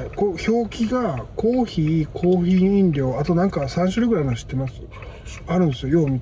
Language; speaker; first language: Japanese; native; Japanese